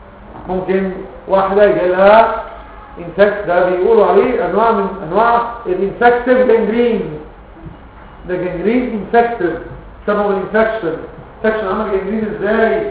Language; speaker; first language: Arabic; native; Arabic